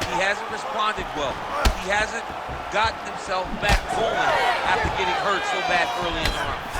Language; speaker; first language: English; native; English